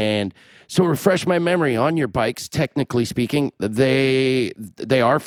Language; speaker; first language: English; native; English